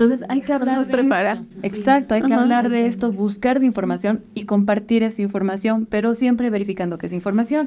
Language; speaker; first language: Spanish; native; Spanish